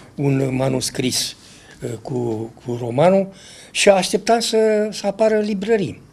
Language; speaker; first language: Romanian; native; Romanian